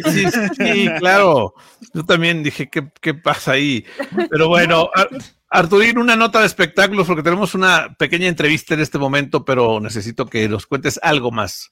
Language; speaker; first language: Spanish; native; Spanish